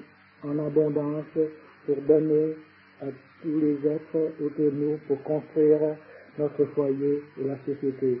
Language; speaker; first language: French; non-native, fluent; Vietnamese